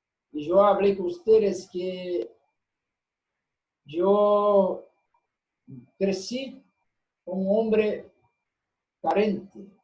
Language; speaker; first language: Spanish; non-native, fluent; Portuguese